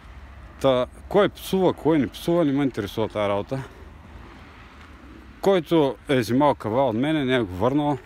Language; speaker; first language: Bulgarian; native; Bulgarian